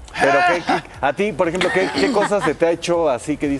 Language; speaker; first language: Spanish; native; Spanish